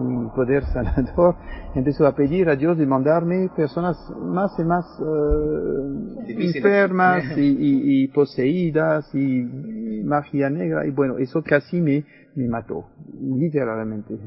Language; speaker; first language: Spanish; non-native, fluent; French